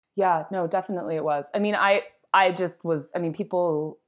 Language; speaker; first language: English; native; English